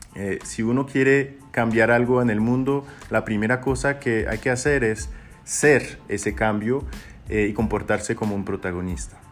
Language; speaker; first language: Spanish; non-native, fluent; French